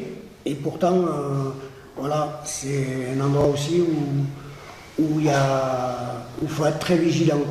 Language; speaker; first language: French; native; French